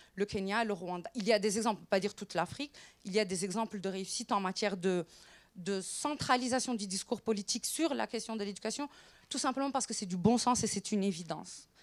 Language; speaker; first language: French; non-native, local second language; Arabic